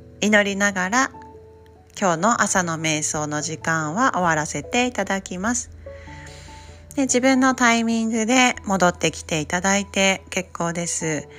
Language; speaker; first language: Japanese; native; Japanese